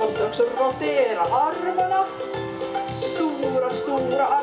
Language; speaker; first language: Swedish; non-native, local second language; Finnish